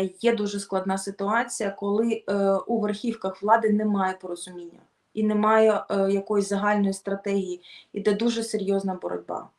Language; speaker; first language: Ukrainian; non-native, local second language; Russian